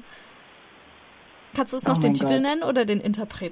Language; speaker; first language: German; native; German